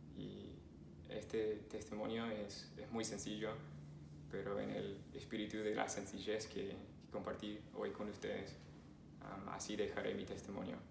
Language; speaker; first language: Spanish; non-native, fluent; English